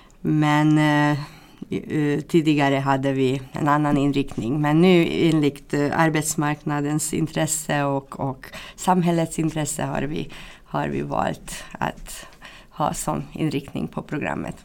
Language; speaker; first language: Swedish; non-native, fluent; Hungarian